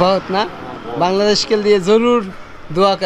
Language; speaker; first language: Hindi; non-native, learner; Bangla